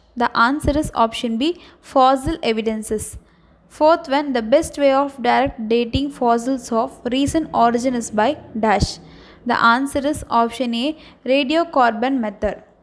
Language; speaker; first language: English; non-native, local second language; Tamil